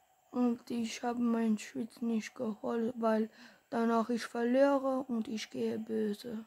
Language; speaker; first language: German; non-native, learner; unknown